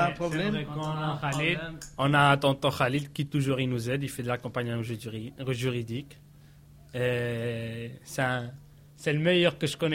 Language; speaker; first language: French; non-native, fluent; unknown